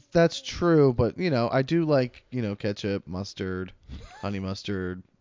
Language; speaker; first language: English; native; English